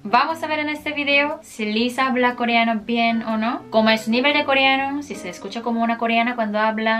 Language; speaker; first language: Spanish; non-native, fluent; Korean